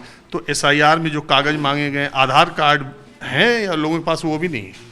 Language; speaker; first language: Hindi; native; Hindi